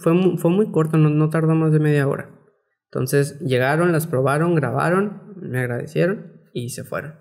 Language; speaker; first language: Spanish; native; Spanish